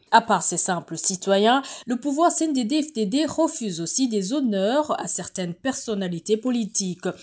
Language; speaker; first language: French; non-native, local second language; Rundi